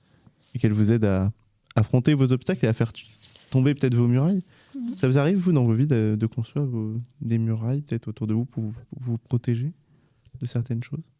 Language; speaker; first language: French; native; French